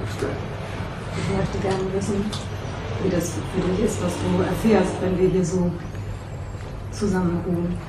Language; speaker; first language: German; native; German